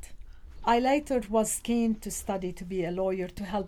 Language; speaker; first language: English; non-native, fluent; Arabic